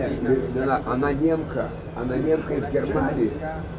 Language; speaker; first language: Russian; non-native, fluent; Lithuanian